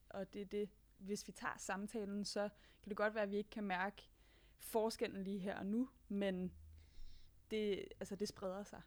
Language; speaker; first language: Danish; native; Danish